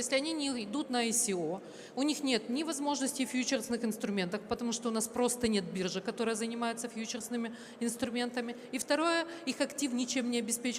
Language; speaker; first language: Russian; native; Russian